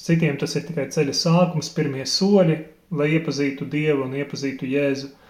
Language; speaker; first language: Latvian; native; Latvian